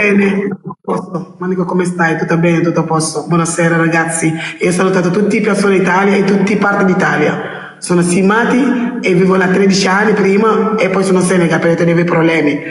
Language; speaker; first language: Italian; non-native, learner; Wolof